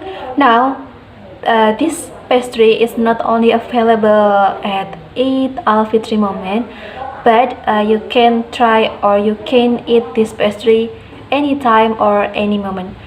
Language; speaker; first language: English; non-native, learner; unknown